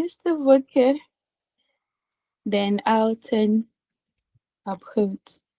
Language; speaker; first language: German; non-native, learner; Filipino